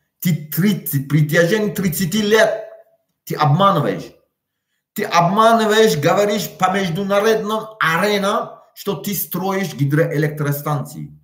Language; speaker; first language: Russian; non-native, local second language; Tajik